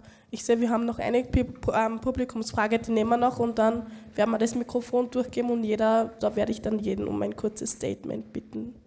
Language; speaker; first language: German; native; German